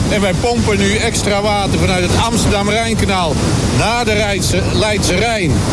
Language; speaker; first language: Dutch; native; Dutch